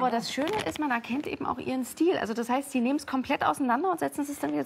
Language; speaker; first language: German; native; German